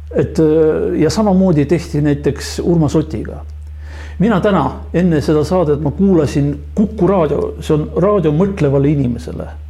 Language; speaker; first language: Estonian; non-native, local second language; Russian